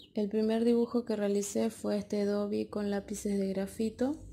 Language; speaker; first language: Spanish; native; Spanish